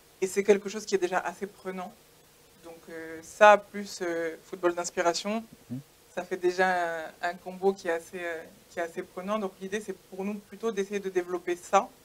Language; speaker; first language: French; native; French